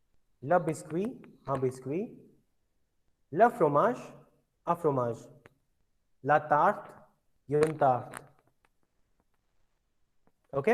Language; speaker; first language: French; non-native, fluent; Hindi